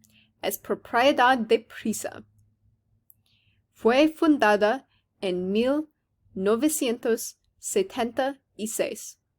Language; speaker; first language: Spanish; non-native, learner; English